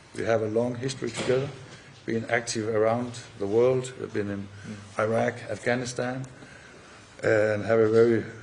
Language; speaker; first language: English; non-native, fluent; Danish